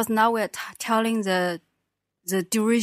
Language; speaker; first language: English; non-native, fluent; Chinese